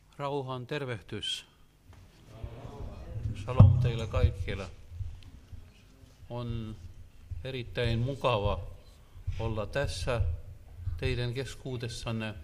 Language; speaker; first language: Finnish; non-native, learner; Russian